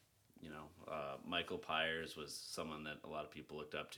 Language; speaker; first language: English; native; English